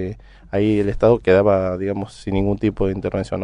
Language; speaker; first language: Spanish; native; Spanish